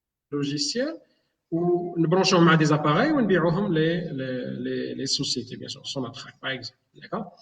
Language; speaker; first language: French; non-native, local second language; Arabic